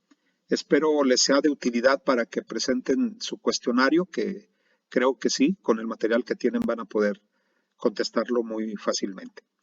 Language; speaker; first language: Spanish; native; Spanish